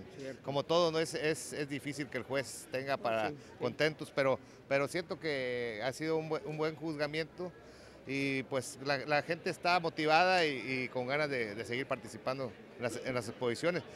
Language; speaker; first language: Spanish; native; Spanish